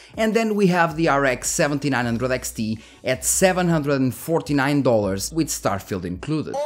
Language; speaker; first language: English; non-native, fluent; Portuguese